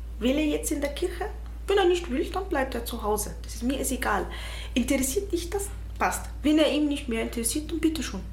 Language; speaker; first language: German; non-native, fluent; Arabic